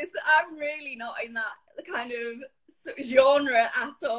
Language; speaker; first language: English; native; English